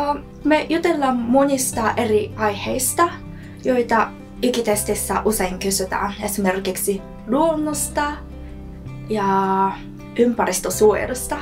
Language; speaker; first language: Finnish; non-native, learner; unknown